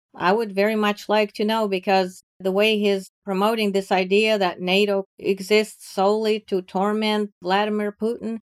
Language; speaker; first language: English; non-native, fluent; Ukrainian